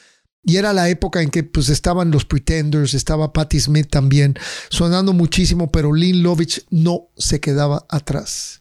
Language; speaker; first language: Spanish; native; Spanish